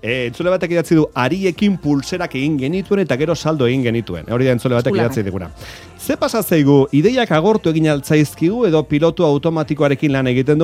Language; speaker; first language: Basque; native; Basque